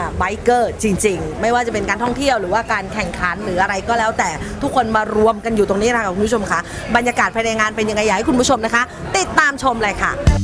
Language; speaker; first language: Thai; native; Thai